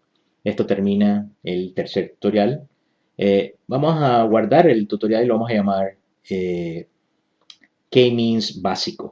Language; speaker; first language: Spanish; native; Spanish